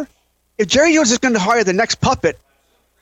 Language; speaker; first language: English; native; English